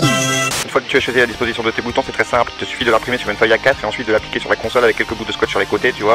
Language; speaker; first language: French; native; French